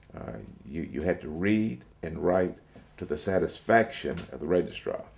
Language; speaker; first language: English; native; English